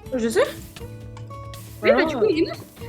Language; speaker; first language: French; native; French